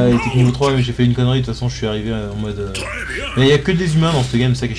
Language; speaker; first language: French; native; French